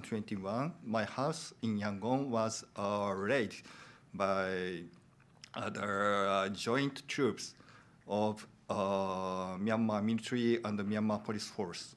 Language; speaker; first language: English; non-native, learner; Japanese